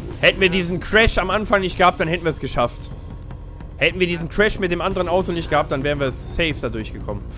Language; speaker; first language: German; native; German